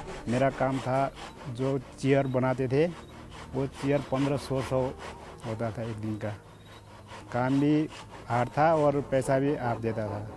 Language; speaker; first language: Hindi; non-native, learner; Nepali